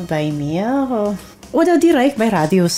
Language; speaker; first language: German; non-native, fluent; Hungarian